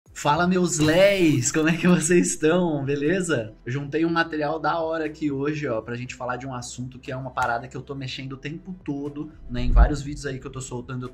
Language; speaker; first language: Portuguese; native; Portuguese